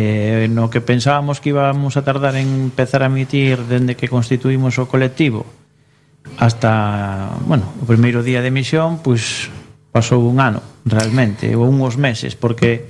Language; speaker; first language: Galician; native; Galician